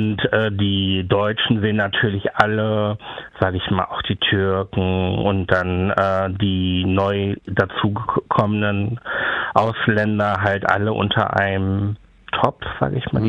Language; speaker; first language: German; native; German